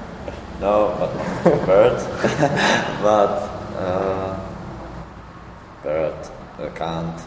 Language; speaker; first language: English; non-native, learner; Czech